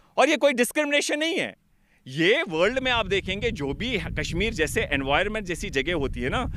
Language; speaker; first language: Hindi; non-native, local second language; Kashmiri